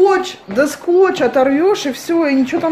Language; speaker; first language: Russian; native; Russian